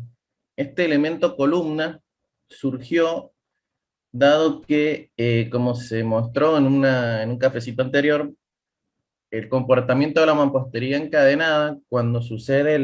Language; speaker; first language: Spanish; native; Spanish